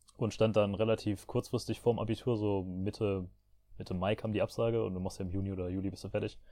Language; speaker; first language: German; native; German